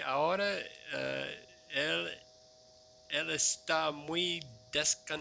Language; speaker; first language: Spanish; non-native, learner; English